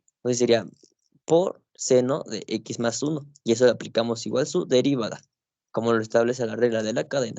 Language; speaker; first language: Spanish; native; Spanish